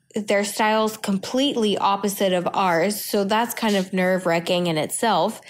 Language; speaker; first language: English; native; English